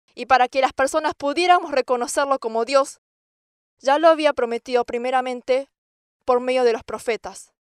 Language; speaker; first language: Spanish; non-native, fluent; English